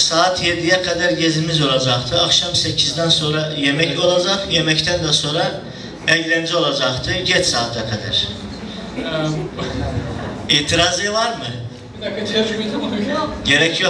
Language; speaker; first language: Turkish; native; Turkish